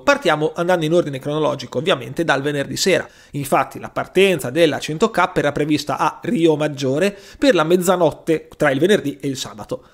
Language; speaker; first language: Italian; native; Italian